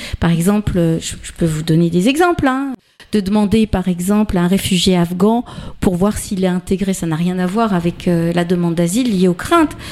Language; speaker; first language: French; native; French